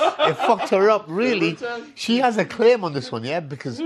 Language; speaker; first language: English; non-native, local second language; Punjabi